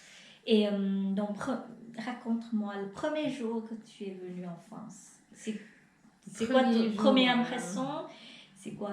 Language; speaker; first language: French; non-native, fluent; Vietnamese